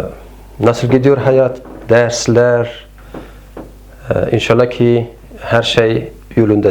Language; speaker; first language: Turkish; non-native, fluent; Persian